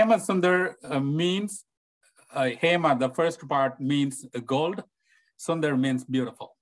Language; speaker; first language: English; non-native, local second language; Tamil